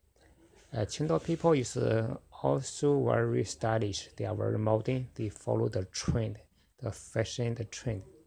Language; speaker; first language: English; non-native, fluent; Chinese